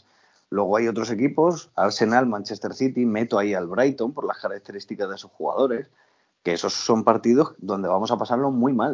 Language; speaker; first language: Spanish; native; Spanish